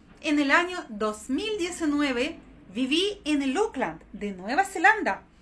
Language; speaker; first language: Spanish; non-native, fluent; Russian